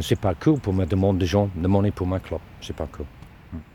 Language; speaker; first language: French; non-native, learner; English